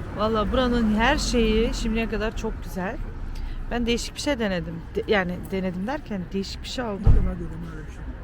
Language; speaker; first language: Turkish; early bilingual, heritage; Turkish